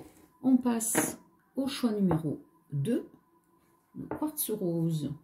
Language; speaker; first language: French; native; French